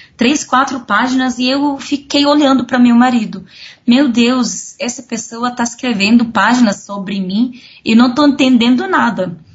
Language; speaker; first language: Portuguese; non-native, fluent; Arabic